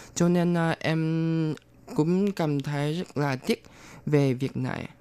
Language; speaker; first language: Vietnamese; non-native, fluent; Chinese